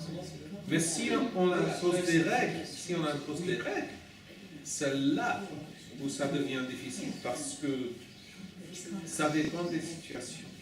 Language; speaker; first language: French; non-native, fluent; English